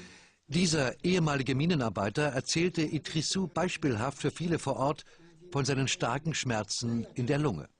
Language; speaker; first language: German; native; German